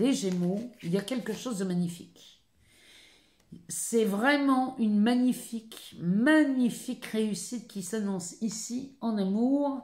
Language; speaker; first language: French; native; French